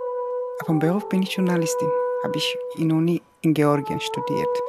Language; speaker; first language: German; non-native, learner; Georgian